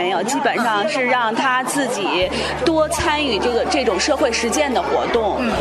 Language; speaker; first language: Chinese; native; Chinese